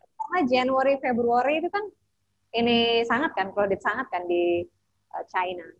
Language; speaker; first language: Indonesian; native; Indonesian